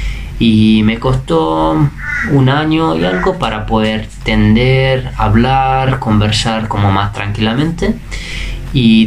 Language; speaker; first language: Spanish; non-native, fluent; Italian